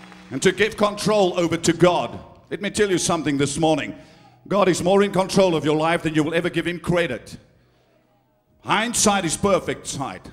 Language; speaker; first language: English; non-native, local second language; Afrikaans